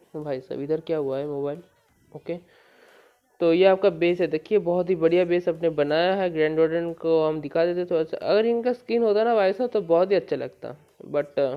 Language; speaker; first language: Hindi; non-native, local second language; Bangla